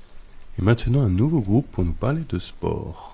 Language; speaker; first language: French; native; French